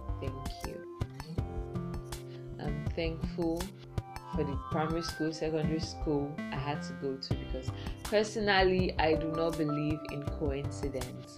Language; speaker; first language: English; non-native, local second language; Igbo